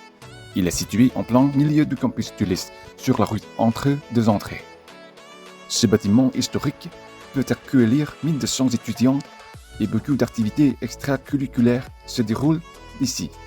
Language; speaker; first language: French; non-native, learner; Vietnamese